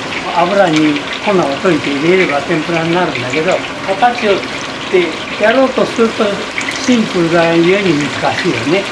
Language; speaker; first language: Japanese; native; Japanese